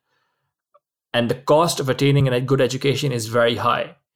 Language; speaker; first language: English; non-native, local second language; Urdu